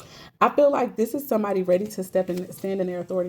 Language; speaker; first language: English; native; English